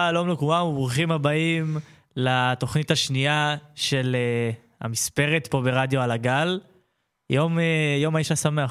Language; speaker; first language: Hebrew; native; Hebrew